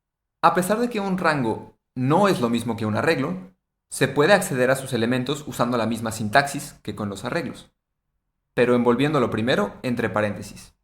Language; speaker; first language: Spanish; native; Spanish